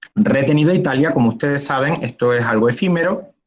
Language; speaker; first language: Spanish; native; Spanish